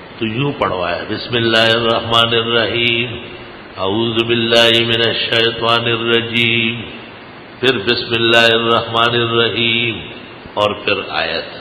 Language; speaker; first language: Urdu; non-native, local second language; Pashto